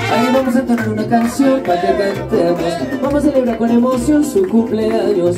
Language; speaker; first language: Spanish; native; Spanish